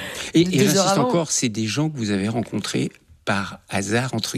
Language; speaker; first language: French; native; French